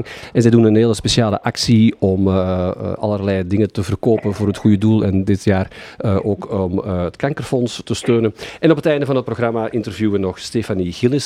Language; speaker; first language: Dutch; native; Dutch